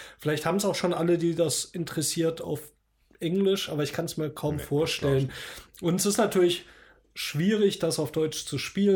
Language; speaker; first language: German; native; German